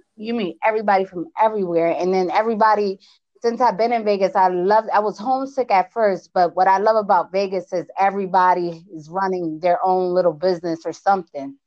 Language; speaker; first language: English; early bilingual, other home language; Spanish